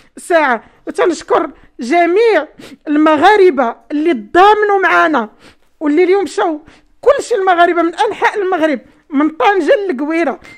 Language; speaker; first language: Arabic; native; Arabic